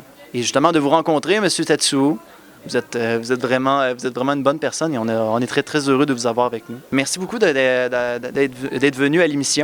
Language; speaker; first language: French; native; French